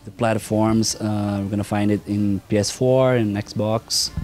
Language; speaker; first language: English; non-native, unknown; Portuguese